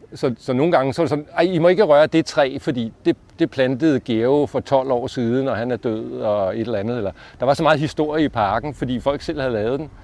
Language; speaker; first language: Danish; native; Danish